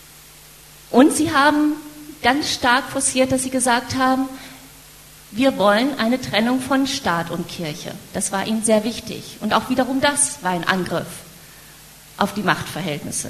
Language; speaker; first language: German; native; German